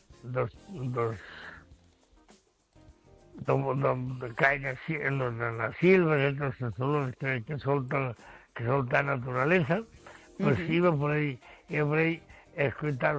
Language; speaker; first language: Spanish; non-native, local second language; Galician